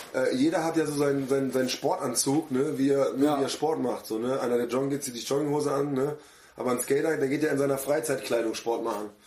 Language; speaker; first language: German; native; German